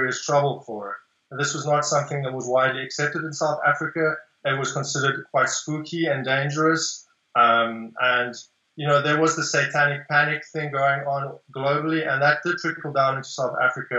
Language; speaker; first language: English; native; English